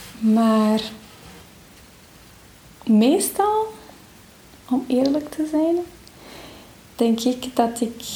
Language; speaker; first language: Dutch; non-native, fluent; Portuguese